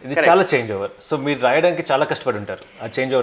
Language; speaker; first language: Telugu; native; Telugu